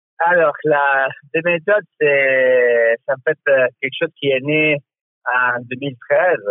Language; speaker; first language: French; non-native, fluent; Italian